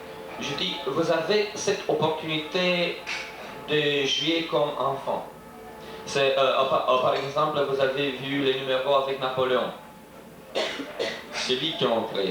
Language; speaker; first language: French; non-native, fluent; Romanian